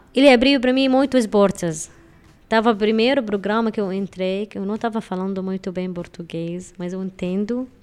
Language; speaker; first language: Portuguese; non-native, fluent; Arabic